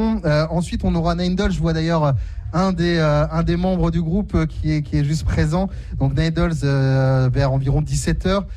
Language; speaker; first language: French; native; French